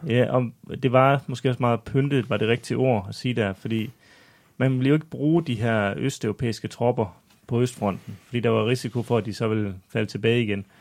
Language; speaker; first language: Danish; native; Danish